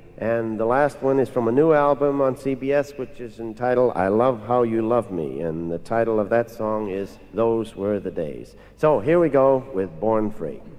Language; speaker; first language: English; native; English